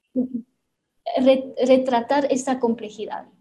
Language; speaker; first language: Spanish; non-native, fluent; Romanian